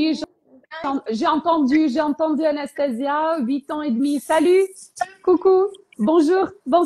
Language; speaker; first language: French; non-native, fluent; Ukrainian